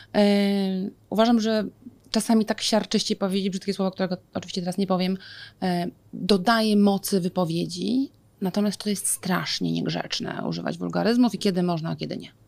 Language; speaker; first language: Polish; native; Polish